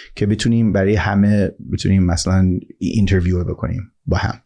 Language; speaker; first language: Persian; early bilingual, heritage; Persian